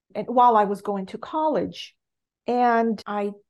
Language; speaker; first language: English; non-native, fluent; Arabic